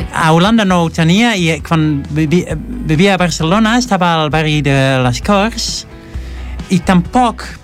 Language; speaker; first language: Catalan; non-native, fluent; Dutch